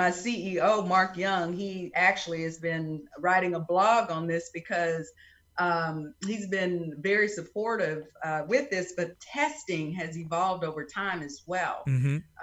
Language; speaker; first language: English; native; English